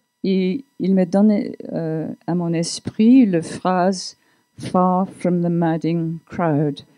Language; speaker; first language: French; non-native, fluent; English